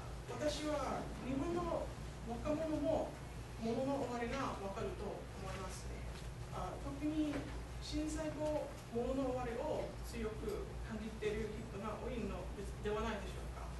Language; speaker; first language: Japanese; non-native, learner; English